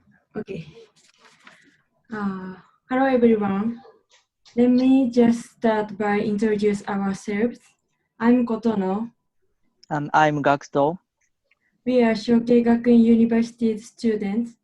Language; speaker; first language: English; non-native, learner; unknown